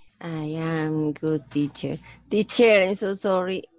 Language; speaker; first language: English; non-native, learner; Spanish